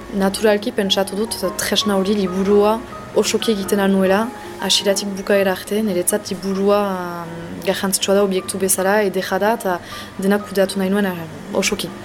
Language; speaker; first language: Basque; non-native, local second language; French